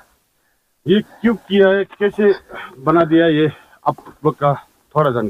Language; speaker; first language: Hindi; non-native, local second language; Nepali